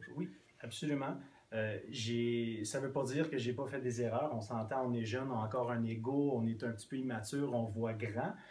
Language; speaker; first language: French; non-native, fluent; English